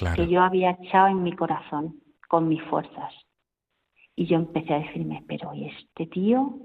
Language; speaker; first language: Spanish; native; Spanish